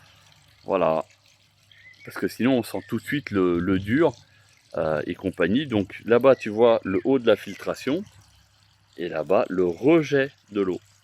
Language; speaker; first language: French; native; French